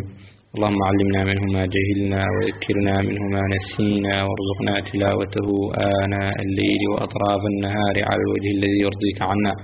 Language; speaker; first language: Arabic; native; Arabic